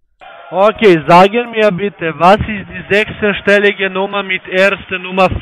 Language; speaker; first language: German; non-native, learner; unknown